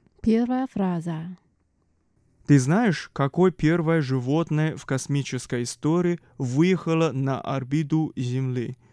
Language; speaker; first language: Russian; non-native, fluent; Chinese